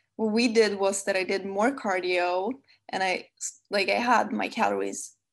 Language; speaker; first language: English; non-native, fluent; Swedish